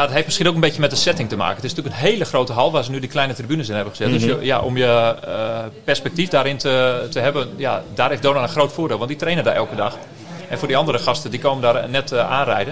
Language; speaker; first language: Dutch; native; Dutch